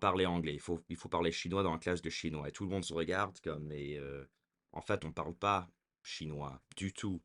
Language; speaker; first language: French; early bilingual, heritage; French